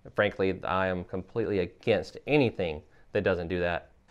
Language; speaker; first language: English; native; English